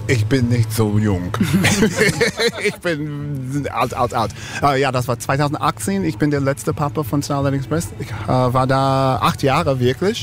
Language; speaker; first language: German; non-native, learner; English